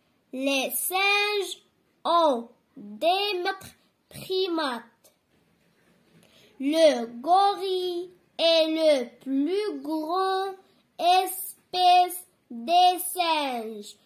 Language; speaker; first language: French; non-native, learner; Arabic